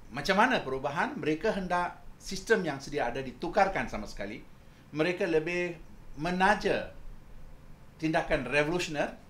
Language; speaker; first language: Malay; non-native, local second language; Tamil